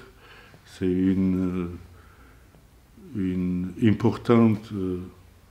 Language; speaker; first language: French; non-native, learner; Azerbaijani